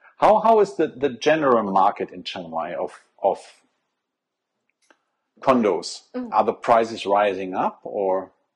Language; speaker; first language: English; non-native, fluent; German